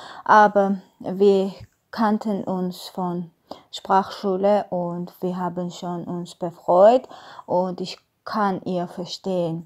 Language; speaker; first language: German; non-native, learner; Armenian